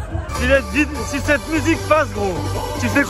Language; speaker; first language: French; native; French